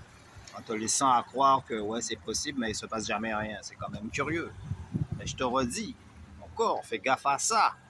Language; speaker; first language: French; native; French